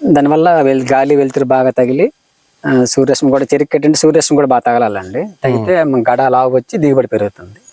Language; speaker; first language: Telugu; native; Telugu